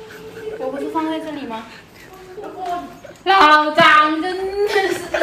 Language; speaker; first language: Chinese; non-native, fluent; Lao